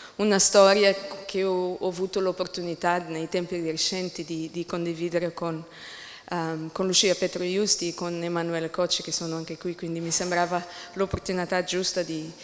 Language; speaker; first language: Italian; non-native, learner; English